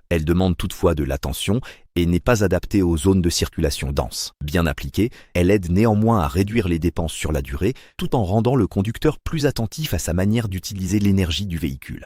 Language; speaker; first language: French; native; French